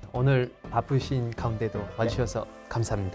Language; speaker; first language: Korean; non-native, fluent; French